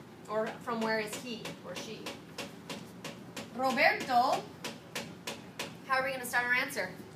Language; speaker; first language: English; native; English